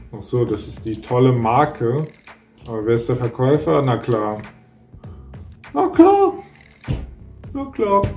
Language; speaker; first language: German; native; German